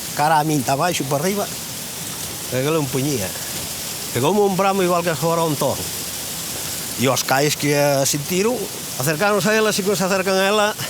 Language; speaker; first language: Galician; native; Galician